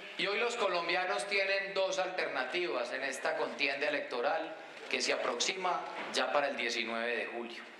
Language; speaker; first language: Spanish; native; Spanish